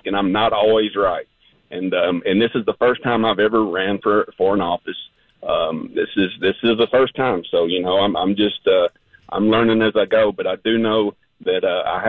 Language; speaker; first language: English; native; English